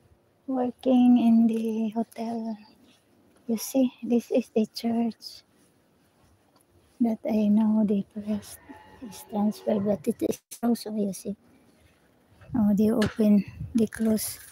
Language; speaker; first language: English; non-native, local second language; Filipino